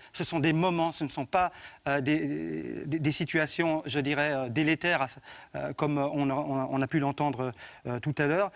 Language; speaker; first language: French; early bilingual, other home language; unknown